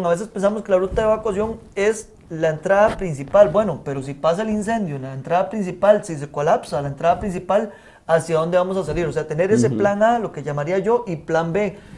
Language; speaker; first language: Spanish; native; Spanish